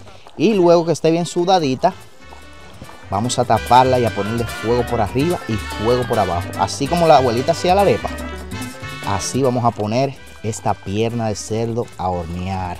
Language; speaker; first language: Spanish; native; Spanish